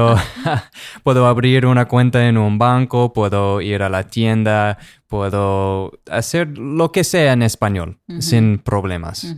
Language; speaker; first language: Spanish; non-native, fluent; English